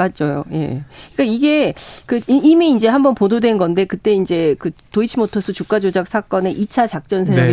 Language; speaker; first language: Korean; native; Korean